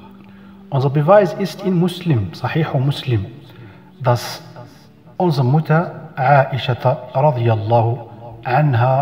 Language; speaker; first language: German; non-native, fluent; Arabic